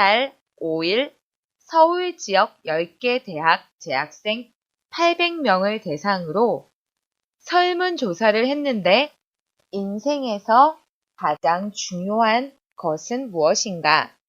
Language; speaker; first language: Korean; non-native, fluent; Chinese